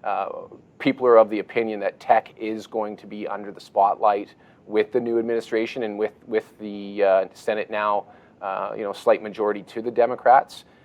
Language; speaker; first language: English; native; English